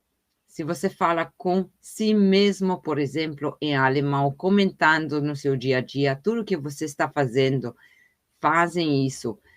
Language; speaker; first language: Portuguese; non-native, fluent; German